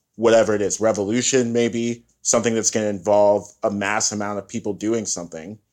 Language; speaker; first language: English; early bilingual, other home language; Yoruba